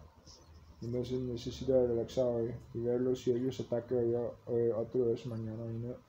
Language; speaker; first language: Spanish; non-native, learner; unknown